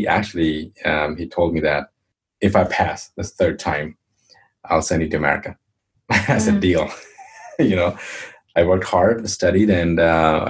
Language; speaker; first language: English; non-native, local second language; Hindi